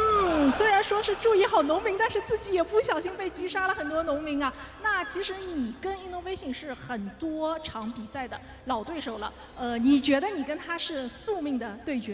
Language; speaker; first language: Chinese; native; Chinese